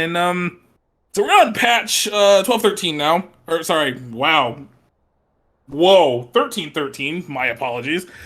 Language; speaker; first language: English; native; English